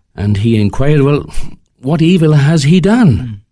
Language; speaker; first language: English; native; English